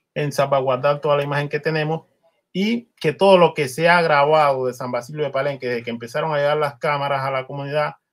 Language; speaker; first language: Spanish; non-native, local second language; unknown